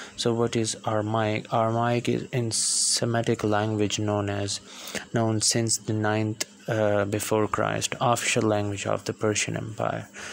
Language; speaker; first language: English; non-native, local second language; Punjabi